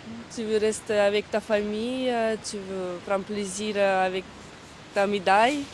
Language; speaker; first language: French; non-native, fluent; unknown